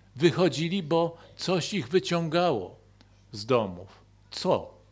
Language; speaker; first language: Polish; native; Polish